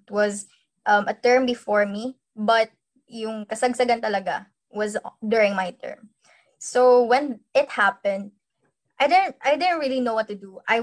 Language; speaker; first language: English; non-native, local second language; Hiligaynon